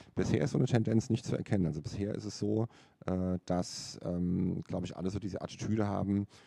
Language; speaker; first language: German; native; German